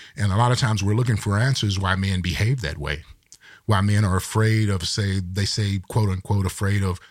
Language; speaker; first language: English; native; English